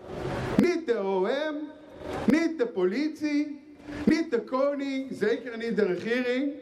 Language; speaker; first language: Dutch; non-native, fluent; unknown